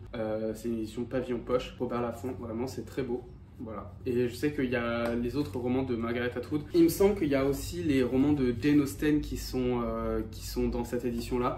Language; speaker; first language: French; native; French